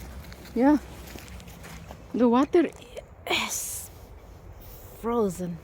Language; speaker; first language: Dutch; non-native, learner; Filipino